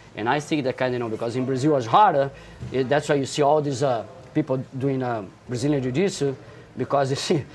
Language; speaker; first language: English; non-native, fluent; Portuguese